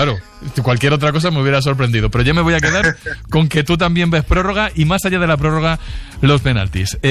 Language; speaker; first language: Spanish; native; Spanish